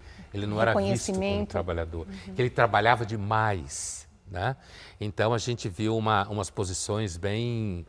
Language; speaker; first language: Portuguese; native; Portuguese